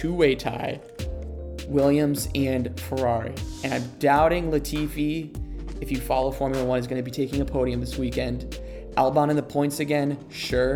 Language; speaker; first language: English; native; English